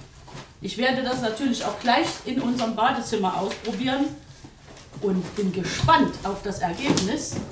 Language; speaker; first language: German; native; German